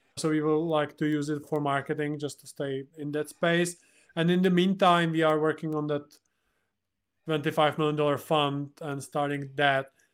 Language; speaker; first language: English; non-native, fluent; Czech